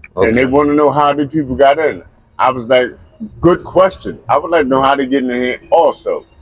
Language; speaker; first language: English; native; English